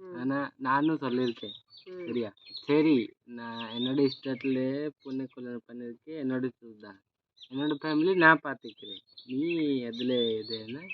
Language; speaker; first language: Tamil; non-native, learner; Odia